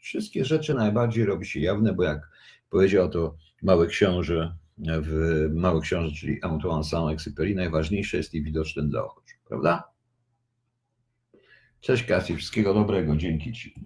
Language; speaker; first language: Polish; native; Polish